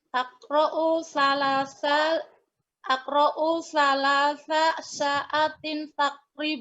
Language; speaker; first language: Arabic; non-native, learner; Indonesian